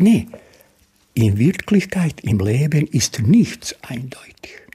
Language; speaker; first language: German; non-native, fluent; Bosnian